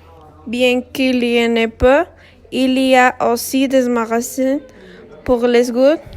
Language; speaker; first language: French; non-native, learner; Spanish